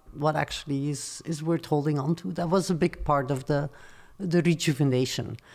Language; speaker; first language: English; non-native, fluent; Dutch